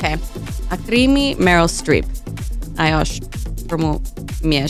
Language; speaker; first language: Albanian; early bilingual, heritage; Albanian